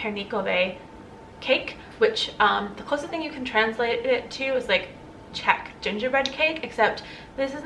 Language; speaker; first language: English; native; English